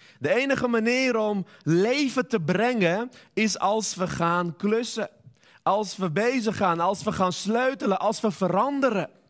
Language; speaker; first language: Dutch; non-native, fluent; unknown